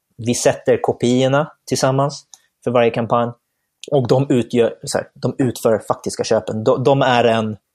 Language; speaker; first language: Swedish; early bilingual, other home language; Bangla